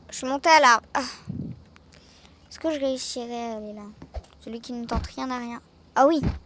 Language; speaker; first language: French; native; French